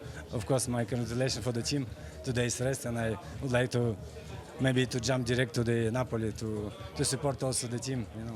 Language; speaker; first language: English; non-native, fluent; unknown